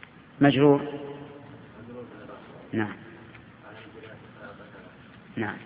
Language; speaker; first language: Arabic; native; Arabic